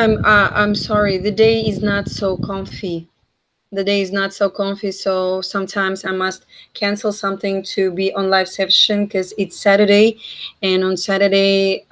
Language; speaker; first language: English; non-native, fluent; Russian